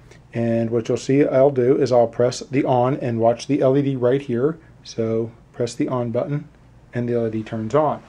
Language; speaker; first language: English; native; English